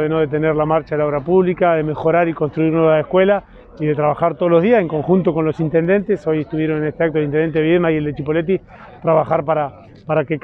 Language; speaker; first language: Spanish; native; Spanish